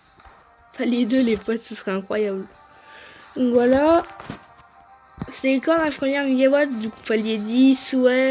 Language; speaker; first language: French; native; French